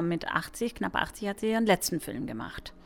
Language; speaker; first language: German; native; German